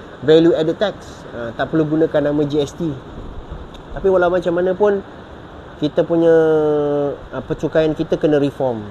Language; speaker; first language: Malay; native; Malay